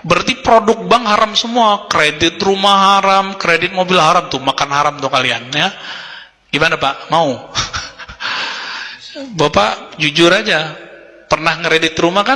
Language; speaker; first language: Indonesian; native; Indonesian